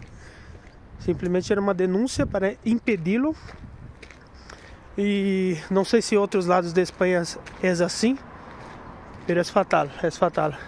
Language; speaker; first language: Spanish; non-native, fluent; Portuguese